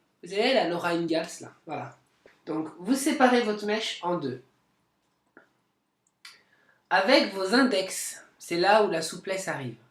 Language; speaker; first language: French; native; French